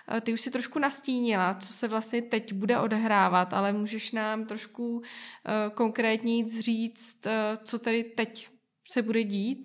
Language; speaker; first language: Czech; native; Czech